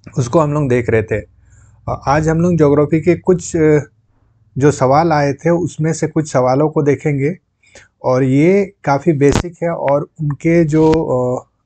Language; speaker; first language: Hindi; non-native, local second language; Santali